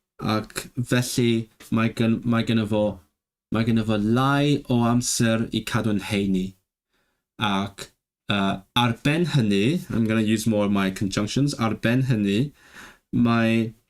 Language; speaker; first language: Welsh; non-native, learner; Cantonese